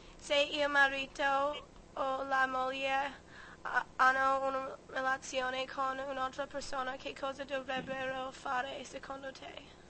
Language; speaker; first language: Italian; non-native, learner; English